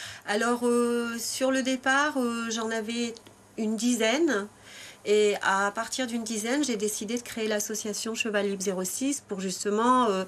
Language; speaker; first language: French; native; French